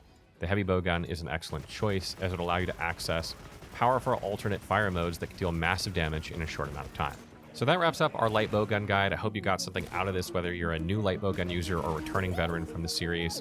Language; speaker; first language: English; native; English